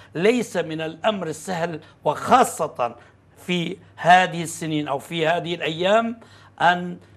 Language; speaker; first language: Arabic; non-native, fluent; Turkish